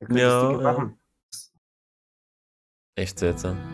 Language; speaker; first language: German; native; German